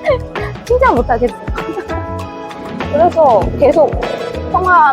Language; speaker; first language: Korean; non-native, fluent; Vietnamese